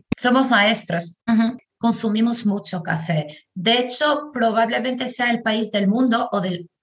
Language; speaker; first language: Spanish; non-native, fluent; Albanian